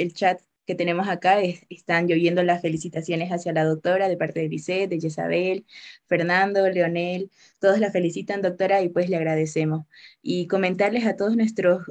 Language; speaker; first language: Spanish; native; Spanish